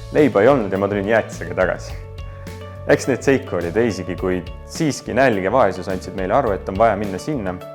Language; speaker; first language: Estonian; early bilingual, other home language; Russian